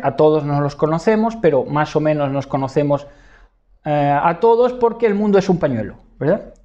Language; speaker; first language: Spanish; native; Spanish